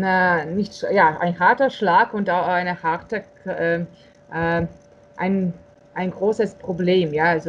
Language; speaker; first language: German; non-native, fluent; Russian